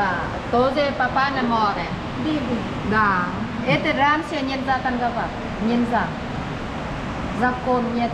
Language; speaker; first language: Russian; non-native, learner; Vietnamese